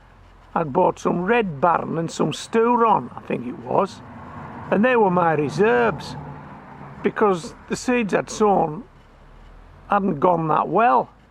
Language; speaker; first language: English; native; English